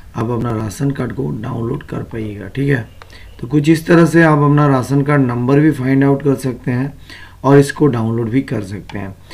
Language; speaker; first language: Hindi; non-native, local second language; Bangla